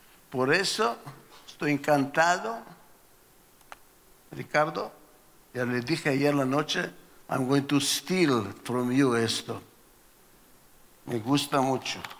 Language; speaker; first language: Spanish; non-native, learner; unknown